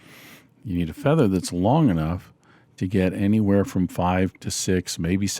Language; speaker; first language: English; native; English